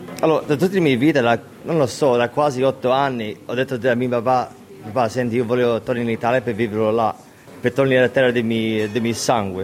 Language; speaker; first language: Italian; early bilingual, heritage; English